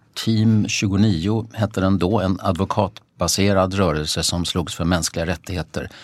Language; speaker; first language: Swedish; native; Swedish